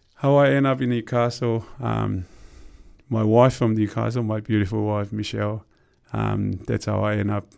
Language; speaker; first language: English; non-native, fluent; Tongan